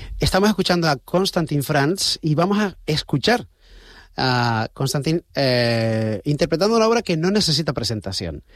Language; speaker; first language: Spanish; native; Spanish